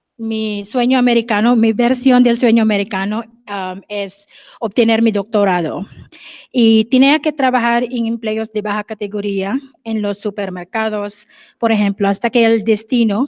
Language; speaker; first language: Spanish; non-native, fluent; English